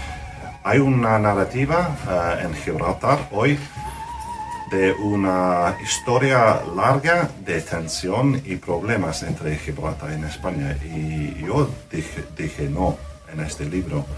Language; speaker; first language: Spanish; non-native, fluent; English